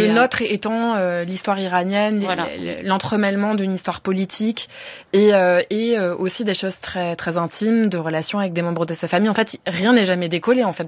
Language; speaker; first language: French; native; French